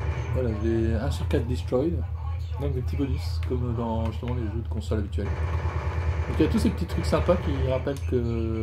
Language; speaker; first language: French; native; French